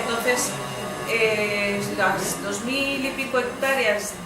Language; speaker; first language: Spanish; native; Spanish